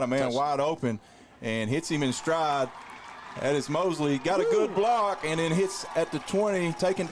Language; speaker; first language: English; native; English